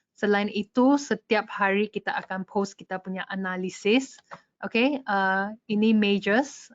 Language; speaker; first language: Malay; non-native, local second language; English